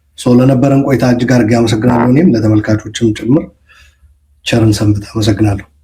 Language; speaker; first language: Amharic; non-native, local second language; Tigrinya